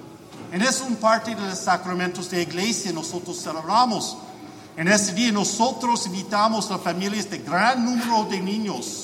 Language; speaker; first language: Spanish; non-native, learner; English